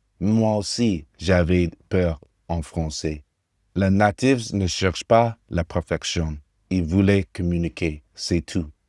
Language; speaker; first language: French; non-native, fluent; English